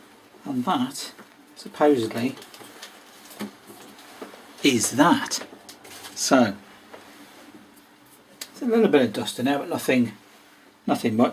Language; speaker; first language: English; native; English